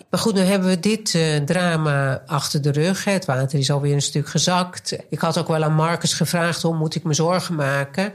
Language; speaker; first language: Dutch; native; Dutch